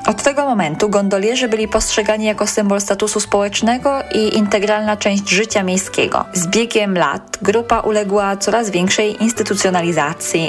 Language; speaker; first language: Polish; native; Polish